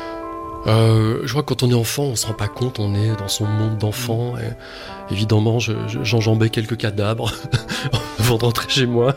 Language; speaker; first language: French; native; French